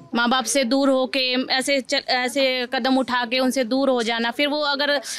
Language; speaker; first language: Hindi; native; Hindi